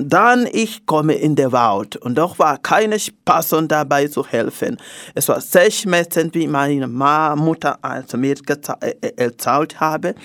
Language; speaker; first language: German; non-native, learner; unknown